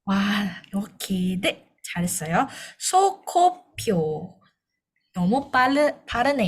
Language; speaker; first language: Korean; non-native, fluent; Indonesian